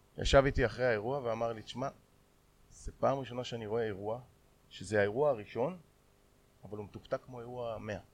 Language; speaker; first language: Hebrew; native; Hebrew